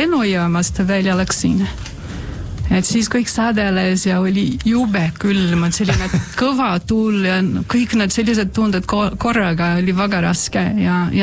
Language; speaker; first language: Estonian; non-native, fluent; Portuguese